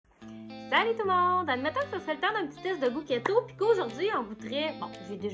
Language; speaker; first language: French; native; French